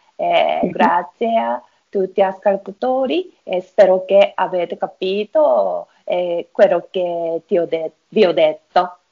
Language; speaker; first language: Italian; non-native, learner; Japanese